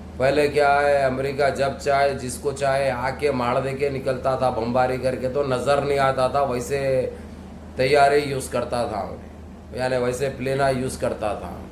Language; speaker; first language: Urdu; native; Urdu